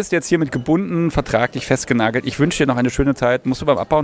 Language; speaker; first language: German; native; German